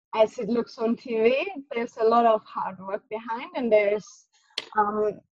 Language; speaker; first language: English; non-native, fluent; German